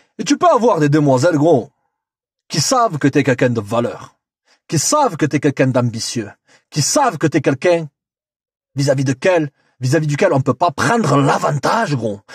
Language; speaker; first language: French; native; French